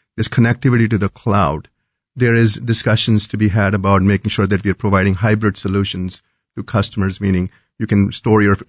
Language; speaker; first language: English; non-native, local second language; Hindi